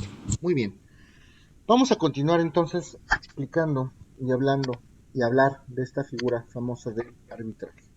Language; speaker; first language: Spanish; native; Spanish